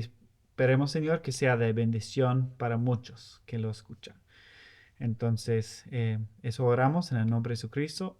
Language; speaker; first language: Spanish; non-native, fluent; English